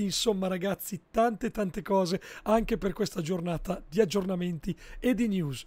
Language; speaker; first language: Italian; native; Italian